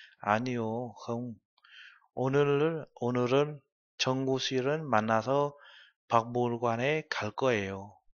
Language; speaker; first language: Korean; non-native, learner; Vietnamese